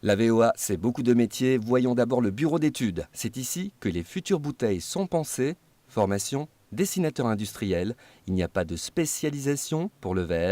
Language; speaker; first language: French; native; French